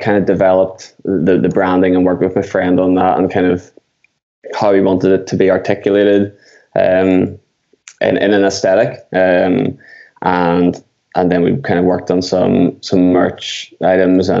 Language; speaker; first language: English; native; English